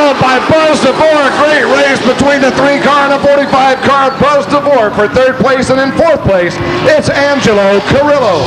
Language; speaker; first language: English; native; English